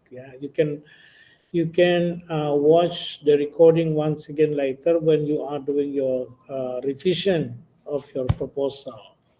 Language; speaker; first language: English; non-native, local second language; Indonesian